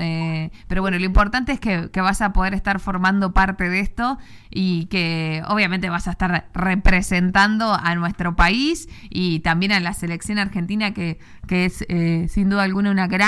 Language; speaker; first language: Spanish; native; Spanish